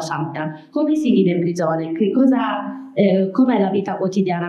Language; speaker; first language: Italian; non-native, fluent; Arabic